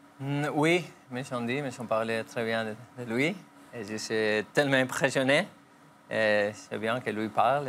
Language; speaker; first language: French; non-native, fluent; Spanish